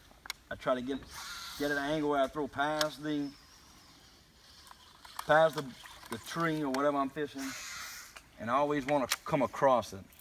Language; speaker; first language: English; native; English